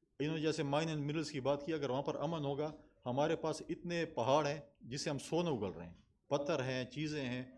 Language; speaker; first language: Urdu; non-native, local second language; Pashto